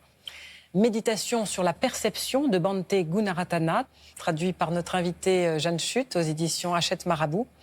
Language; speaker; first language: French; native; French